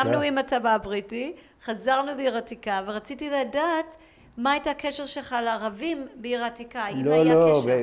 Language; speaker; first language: Hebrew; native; Hebrew